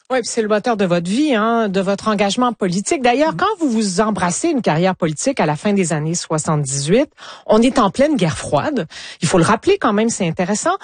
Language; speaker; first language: French; native; French